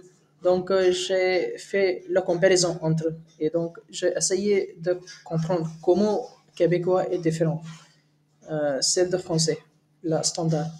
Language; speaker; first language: French; non-native, learner; Hindi